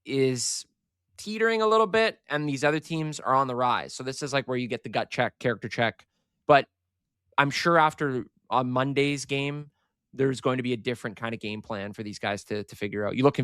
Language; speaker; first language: English; native; English